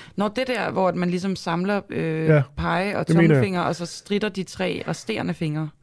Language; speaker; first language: Danish; native; Danish